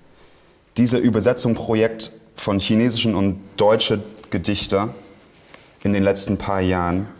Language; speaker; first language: German; non-native, fluent; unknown